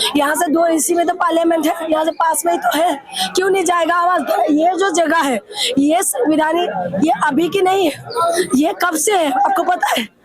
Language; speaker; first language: Hindi; non-native, local second language; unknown